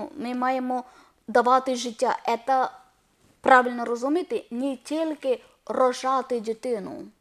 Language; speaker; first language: Ukrainian; non-native, learner; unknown